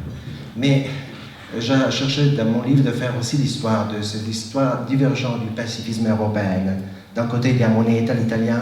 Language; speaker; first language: French; non-native, fluent; Italian